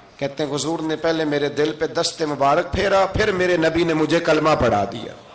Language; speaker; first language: Urdu; non-native, local second language; Punjabi